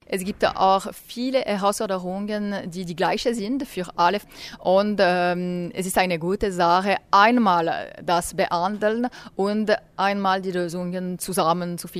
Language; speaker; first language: German; non-native, local second language; French